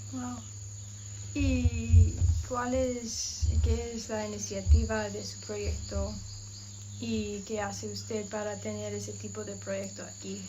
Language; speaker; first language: Spanish; non-native, learner; English